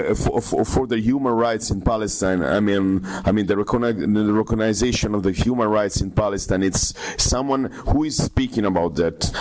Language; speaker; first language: English; non-native, fluent; Italian